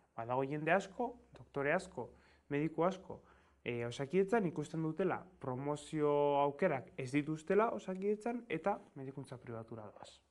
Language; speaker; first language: Basque; non-native, local second language; Spanish